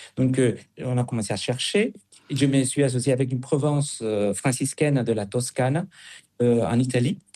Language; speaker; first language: French; non-native, fluent; Spanish